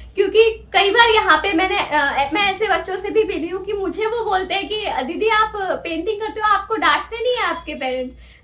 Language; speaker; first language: Hindi; native; Hindi